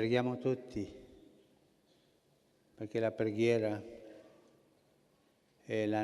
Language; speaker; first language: Italian; early bilingual, heritage; Spanish